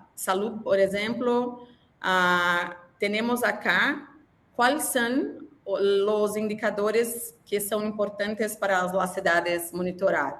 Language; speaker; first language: Spanish; non-native, learner; Portuguese